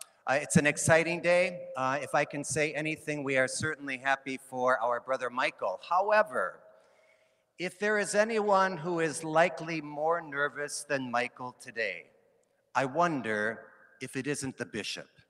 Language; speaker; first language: English; native; English